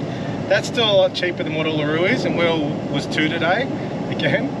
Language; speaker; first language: English; native; English